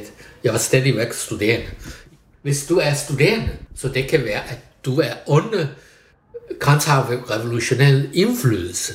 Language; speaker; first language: Danish; non-native, learner; Chinese